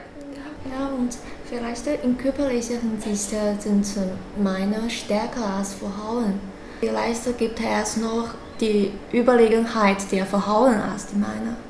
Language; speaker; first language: German; non-native, learner; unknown